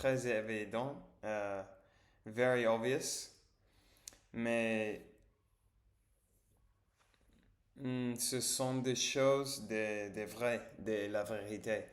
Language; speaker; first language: French; non-native, learner; English